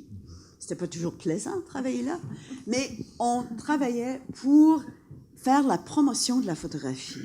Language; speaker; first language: French; non-native, local second language; English